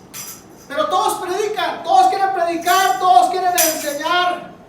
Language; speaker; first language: Spanish; native; Spanish